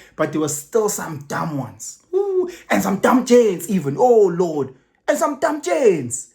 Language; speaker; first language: English; non-native, local second language; Zulu